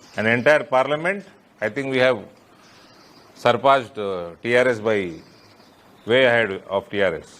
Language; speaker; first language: English; non-native, local second language; Telugu